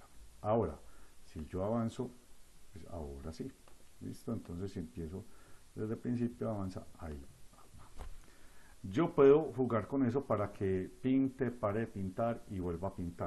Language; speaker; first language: Spanish; native; Spanish